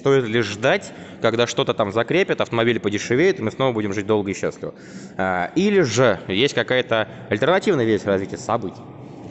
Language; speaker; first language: Russian; native; Russian